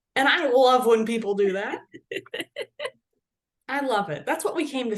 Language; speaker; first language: English; native; English